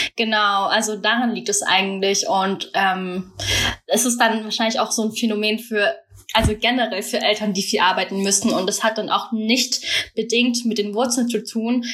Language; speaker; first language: German; early bilingual, other home language; Vietnamese